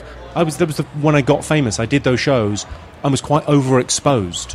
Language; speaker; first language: English; native; English